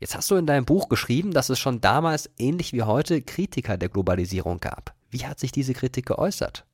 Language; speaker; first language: German; native; German